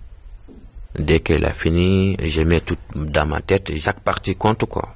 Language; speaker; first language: French; non-native, local second language; Wolof